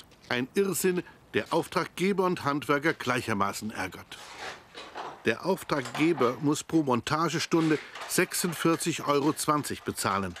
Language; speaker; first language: German; native; German